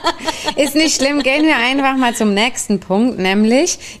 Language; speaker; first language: German; native; German